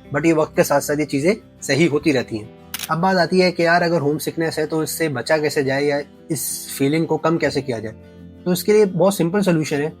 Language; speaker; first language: Urdu; native; Urdu